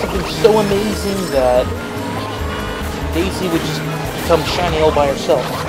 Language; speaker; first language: English; native; English